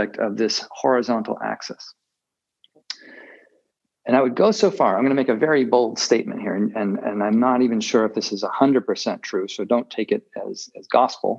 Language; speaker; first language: English; native; English